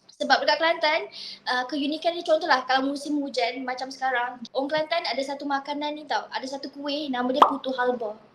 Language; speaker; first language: Malay; native; Malay